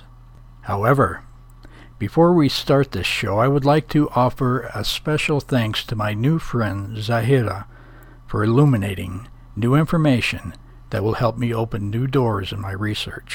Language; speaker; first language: English; native; English